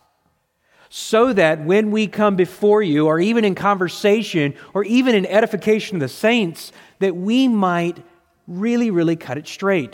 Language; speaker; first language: English; native; English